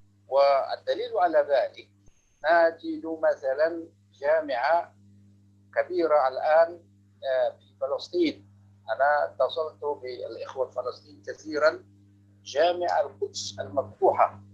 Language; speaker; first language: Arabic; non-native, local second language; Indonesian